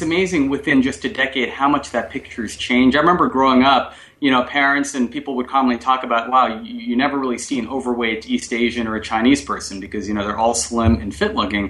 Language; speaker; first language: English; non-native, local second language; Bangla